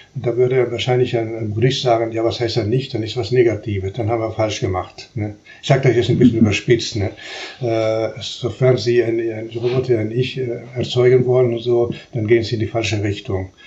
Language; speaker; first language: German; non-native, fluent; Spanish